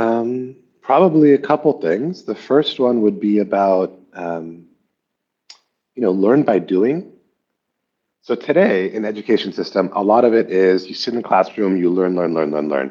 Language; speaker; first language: English; native; English